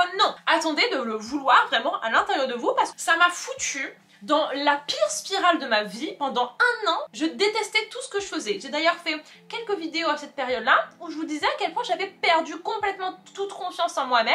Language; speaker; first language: French; native; French